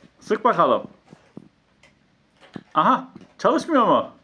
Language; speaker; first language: Turkish; native; Turkish